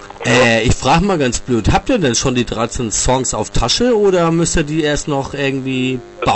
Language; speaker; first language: German; native; German